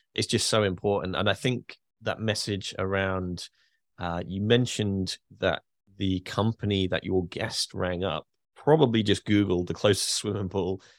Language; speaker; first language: English; native; English